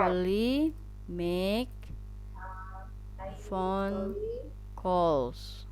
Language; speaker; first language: English; non-native, fluent; Indonesian